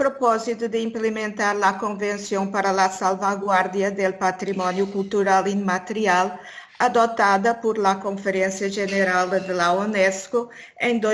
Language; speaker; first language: Spanish; non-native, learner; Portuguese